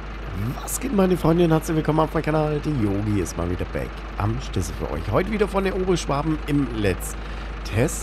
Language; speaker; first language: German; native; German